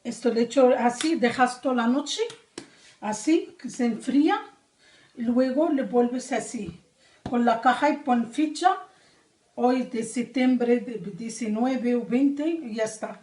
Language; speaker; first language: Spanish; non-native, learner; Arabic